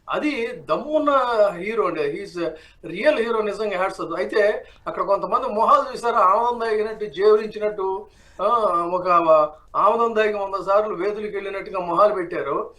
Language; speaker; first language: Telugu; native; Telugu